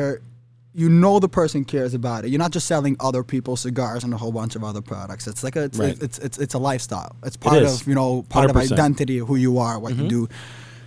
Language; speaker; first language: English; early bilingual, other home language; Yiddish